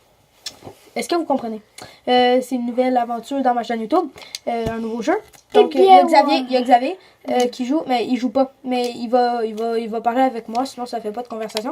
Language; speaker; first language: French; native; French